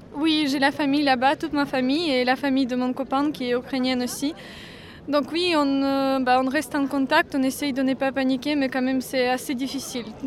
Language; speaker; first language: French; non-native, fluent; Ukrainian